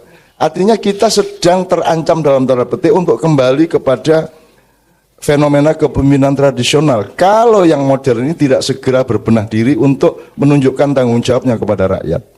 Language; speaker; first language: Indonesian; native; Indonesian